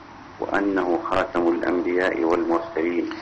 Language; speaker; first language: Arabic; native; Arabic